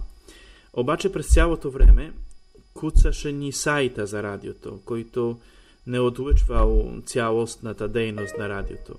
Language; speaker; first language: Bulgarian; non-native, fluent; Polish